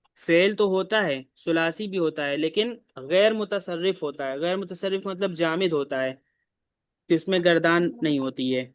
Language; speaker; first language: Urdu; native; Urdu